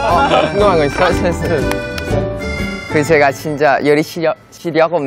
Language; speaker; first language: Korean; non-native, learner; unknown